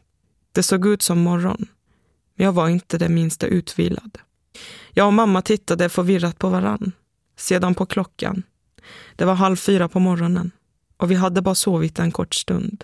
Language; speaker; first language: Swedish; early bilingual, other home language; Persian